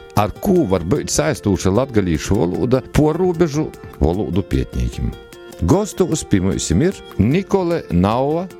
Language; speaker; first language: Latvian; native; Latvian